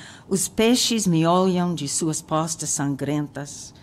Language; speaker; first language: Portuguese; non-native, fluent; English